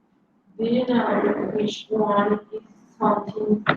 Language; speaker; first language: English; non-native, learner; Spanish